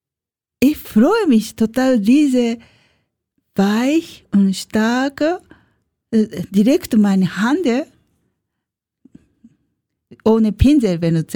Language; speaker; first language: German; non-native, learner; Japanese